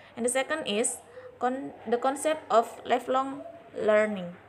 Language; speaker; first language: English; non-native, learner; Indonesian